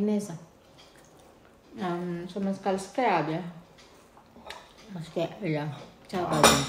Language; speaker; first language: Danish; non-native, learner; Filipino